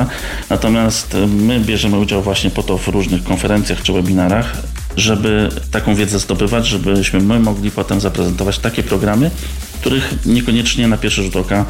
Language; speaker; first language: Polish; native; Polish